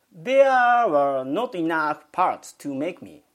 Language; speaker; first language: English; non-native, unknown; Japanese